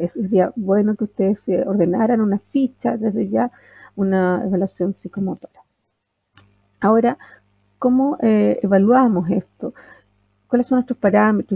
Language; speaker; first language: Spanish; native; Spanish